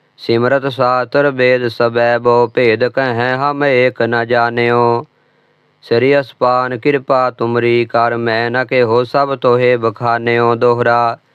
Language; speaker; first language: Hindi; non-native, local second language; Punjabi